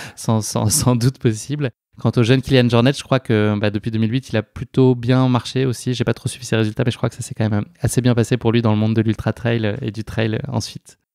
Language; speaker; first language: French; native; French